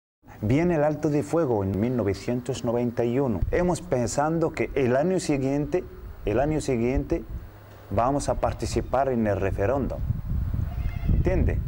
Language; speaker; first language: Spanish; non-native, learner; Arabic